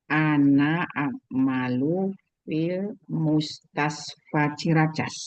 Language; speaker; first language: Arabic; non-native, learner; Indonesian